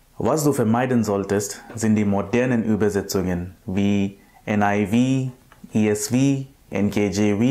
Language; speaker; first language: German; non-native, fluent; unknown